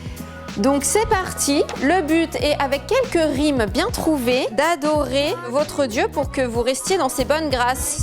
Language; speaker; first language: French; native; French